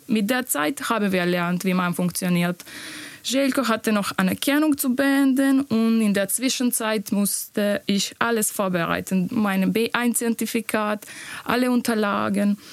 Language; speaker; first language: German; non-native, learner; Bosnian